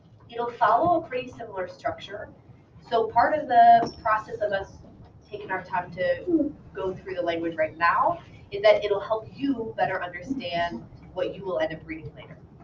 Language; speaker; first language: English; native; English